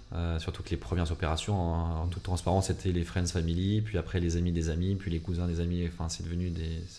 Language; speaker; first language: French; native; French